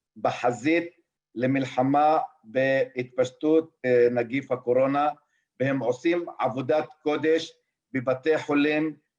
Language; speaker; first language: Hebrew; non-native, local second language; Arabic